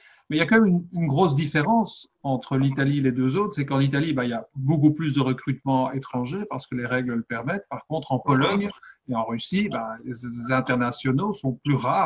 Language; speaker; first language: French; native; French